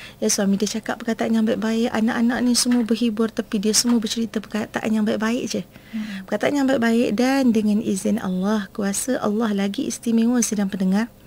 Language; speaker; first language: Malay; native; Malay